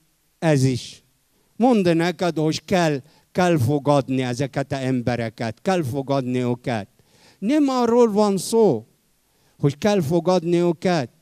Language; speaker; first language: Hungarian; non-native, fluent; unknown